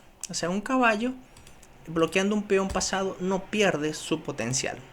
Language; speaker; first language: Spanish; native; Spanish